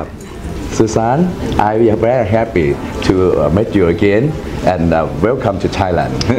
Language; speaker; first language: English; non-native, learner; Thai